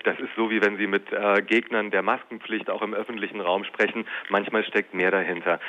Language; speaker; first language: German; native; German